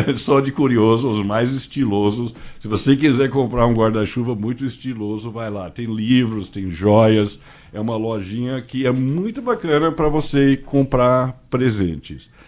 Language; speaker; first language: Portuguese; non-native, fluent; English